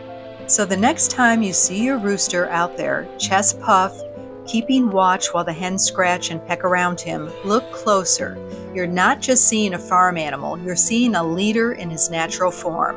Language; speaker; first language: English; native; English